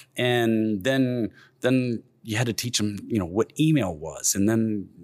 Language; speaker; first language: English; native; English